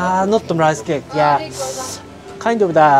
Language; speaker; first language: English; non-native, learner; Japanese